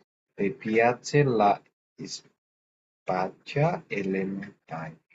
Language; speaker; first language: Italian; non-native, learner; Portuguese